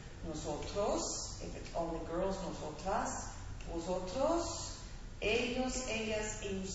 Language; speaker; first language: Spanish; non-native, fluent; English